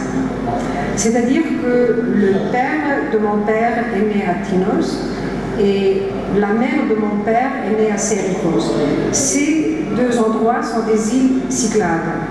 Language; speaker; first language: French; early bilingual, heritage; Greek